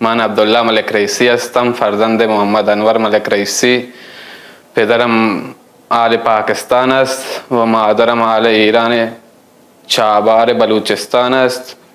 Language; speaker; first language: Persian; non-native, local second language; Baluchi